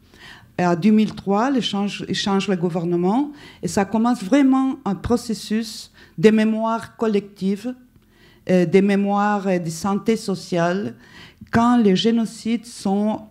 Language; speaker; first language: French; non-native, fluent; Spanish